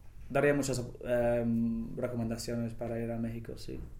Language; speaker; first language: Spanish; non-native, fluent; English